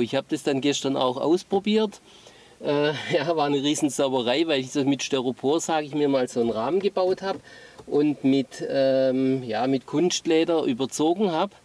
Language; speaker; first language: German; native; German